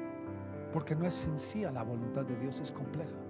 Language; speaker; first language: Spanish; native; Spanish